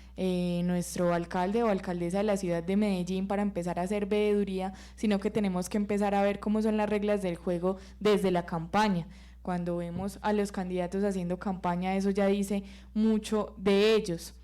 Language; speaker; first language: Spanish; native; Spanish